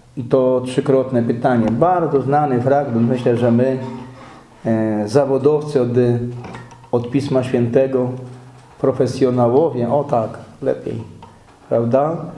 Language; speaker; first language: Polish; native; Polish